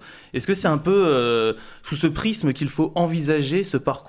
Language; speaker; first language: French; native; French